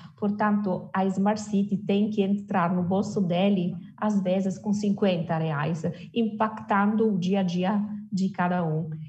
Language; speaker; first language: Portuguese; non-native, fluent; Italian